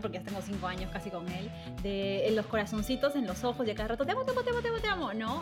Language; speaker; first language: Spanish; native; Spanish